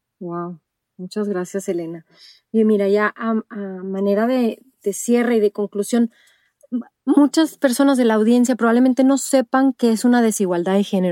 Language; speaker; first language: Spanish; native; Spanish